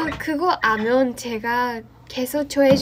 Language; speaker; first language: Korean; non-native, learner; Japanese